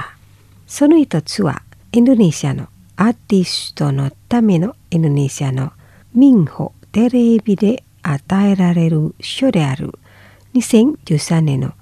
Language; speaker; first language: Japanese; non-native, fluent; Indonesian